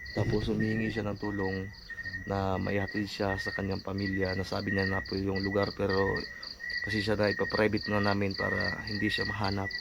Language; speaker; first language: Filipino; non-native, local second language; Hiligaynon